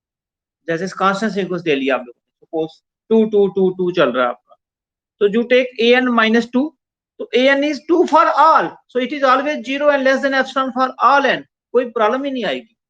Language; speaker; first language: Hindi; non-native, local second language; Punjabi